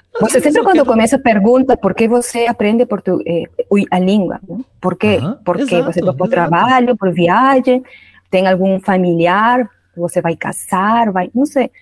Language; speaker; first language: Portuguese; non-native, learner; Spanish